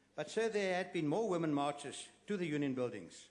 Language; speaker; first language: English; non-native, local second language; Afrikaans